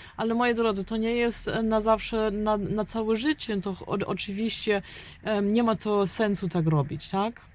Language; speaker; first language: Polish; early bilingual, heritage; German